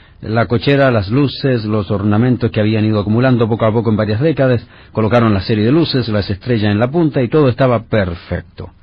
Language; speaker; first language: Spanish; native; Spanish